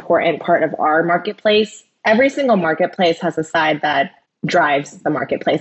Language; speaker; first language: English; native; English